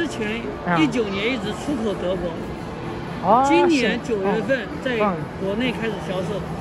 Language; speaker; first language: Chinese; native; Chinese